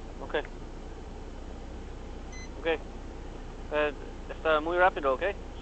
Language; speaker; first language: Spanish; non-native, learner; English